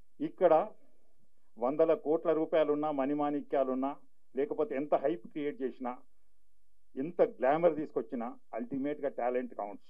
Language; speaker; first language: Telugu; native; Telugu